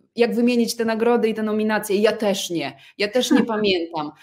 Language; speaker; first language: Polish; early bilingual, other home language; Russian